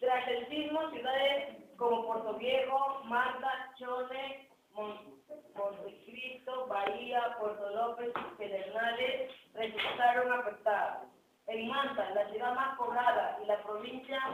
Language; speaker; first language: Spanish; native; Spanish